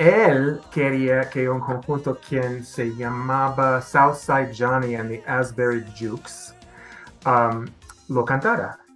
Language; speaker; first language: Spanish; non-native, fluent; English